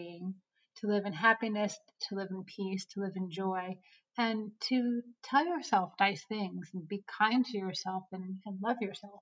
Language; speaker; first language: English; native; English